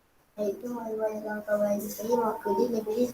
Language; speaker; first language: Malay; native; Malay